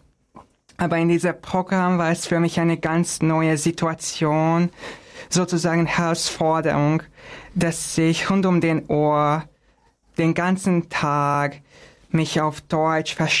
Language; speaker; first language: German; non-native, fluent; Hungarian